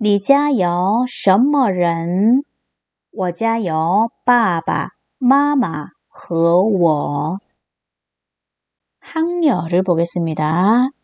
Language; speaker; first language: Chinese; non-native, fluent; Korean